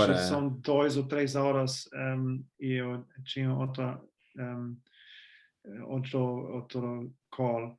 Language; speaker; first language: Portuguese; non-native, fluent; German